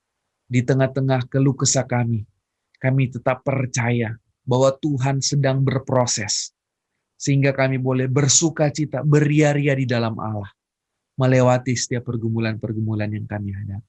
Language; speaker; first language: Indonesian; native; Indonesian